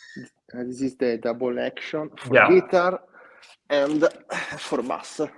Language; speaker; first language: English; non-native, learner; Italian